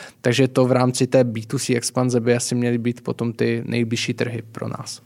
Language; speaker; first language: Czech; native; Czech